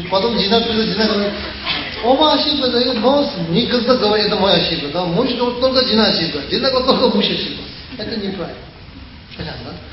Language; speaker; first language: Russian; non-native, learner; Tibetan